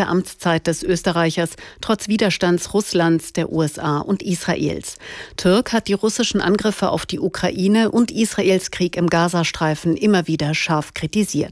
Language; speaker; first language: German; native; German